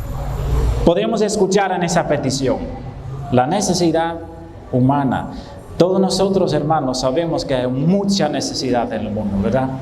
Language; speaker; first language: Spanish; non-native, fluent; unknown